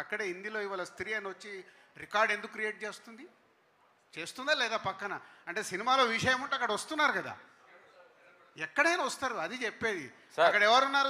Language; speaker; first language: Telugu; native; Telugu